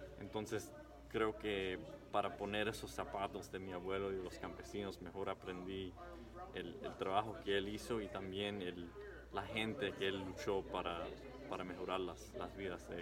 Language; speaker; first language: Spanish; early bilingual, heritage; English